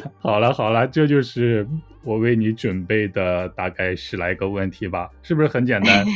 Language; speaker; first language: Chinese; native; Chinese